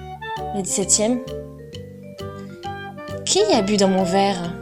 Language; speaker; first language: French; non-native, fluent; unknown